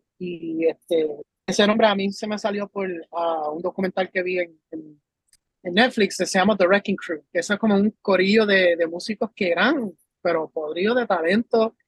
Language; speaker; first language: Spanish; early bilingual, heritage; Spanish